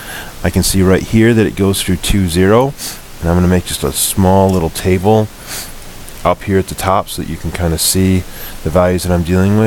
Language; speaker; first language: English; native; English